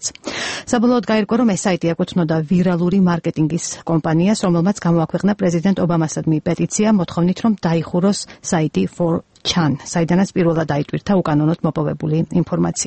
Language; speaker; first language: Georgian; native; Georgian